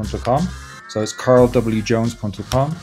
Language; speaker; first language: Spanish; non-native, fluent; English